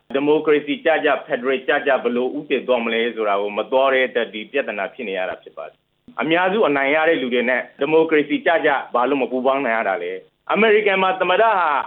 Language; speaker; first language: Burmese; native; Burmese